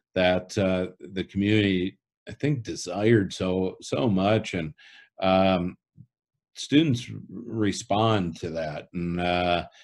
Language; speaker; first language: English; native; English